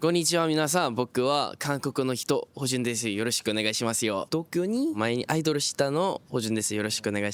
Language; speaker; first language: Japanese; non-native, learner; Korean